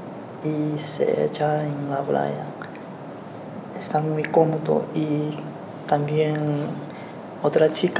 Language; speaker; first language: Spanish; non-native, learner; Chinese